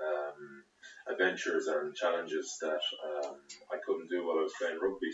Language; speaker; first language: English; native; English